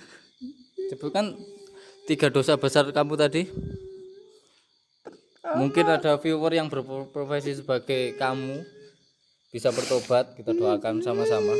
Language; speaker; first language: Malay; non-native, local second language; Javanese